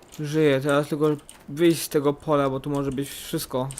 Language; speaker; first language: Polish; native; Polish